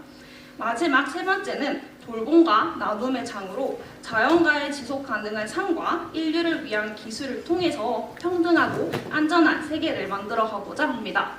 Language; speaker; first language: Korean; native; Korean